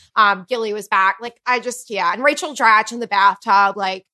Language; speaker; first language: English; native; English